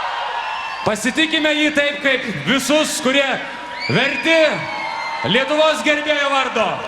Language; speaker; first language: Lithuanian; native; Lithuanian